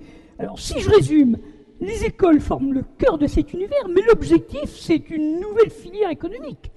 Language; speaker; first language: French; native; French